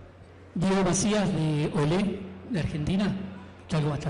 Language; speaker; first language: Spanish; native; Spanish